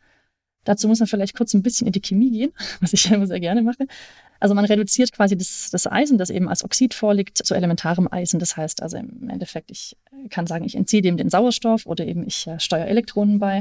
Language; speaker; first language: German; native; German